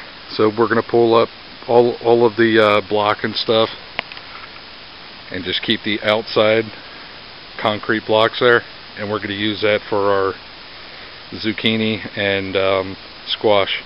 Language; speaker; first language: English; native; English